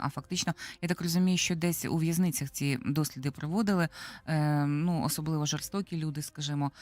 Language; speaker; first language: Ukrainian; native; Ukrainian